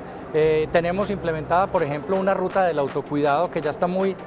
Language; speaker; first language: Spanish; native; Spanish